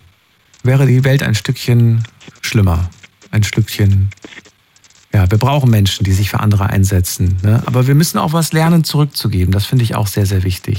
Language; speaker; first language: German; native; German